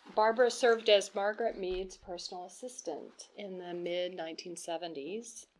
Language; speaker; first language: English; non-native, fluent; Portuguese